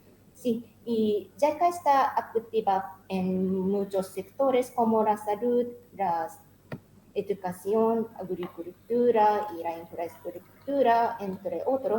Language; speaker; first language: Spanish; non-native, learner; Japanese